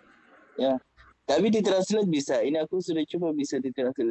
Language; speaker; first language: Indonesian; non-native, fluent; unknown